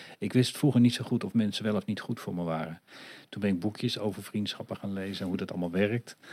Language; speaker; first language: Dutch; native; Dutch